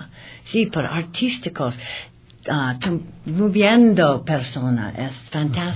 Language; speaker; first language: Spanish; non-native, learner; English